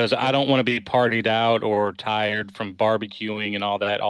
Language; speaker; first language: English; native; English